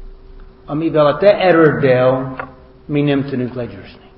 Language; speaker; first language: Hungarian; non-native, fluent; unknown